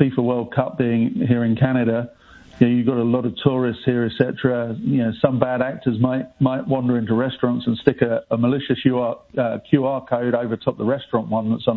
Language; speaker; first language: English; native; English